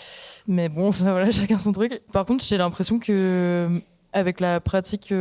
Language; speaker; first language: French; native; French